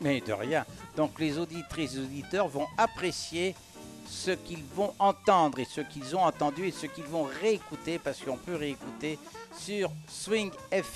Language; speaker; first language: French; native; French